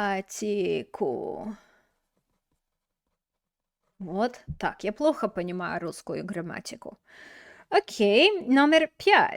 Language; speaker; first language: Russian; non-native, fluent; English